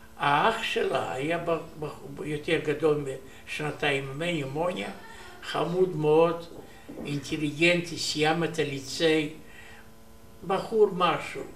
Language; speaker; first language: Hebrew; non-native, learner; Romanian